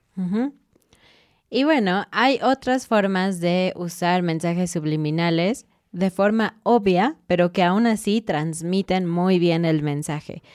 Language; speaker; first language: Spanish; native; Spanish